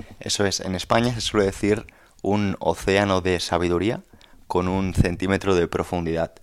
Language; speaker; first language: Spanish; native; Spanish